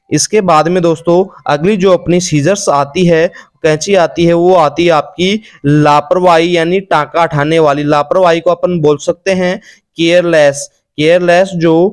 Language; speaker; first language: Hindi; native; Hindi